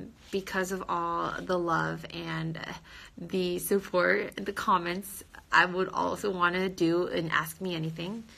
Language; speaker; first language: English; early bilingual, other home language; Korean